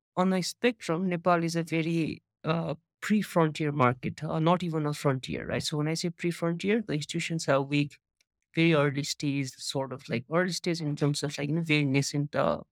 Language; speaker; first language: English; non-native, local second language; Nepali